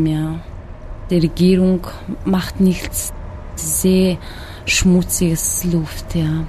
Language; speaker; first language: German; non-native, fluent; Mongolian